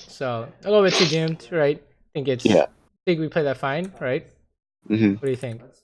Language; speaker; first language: English; native; English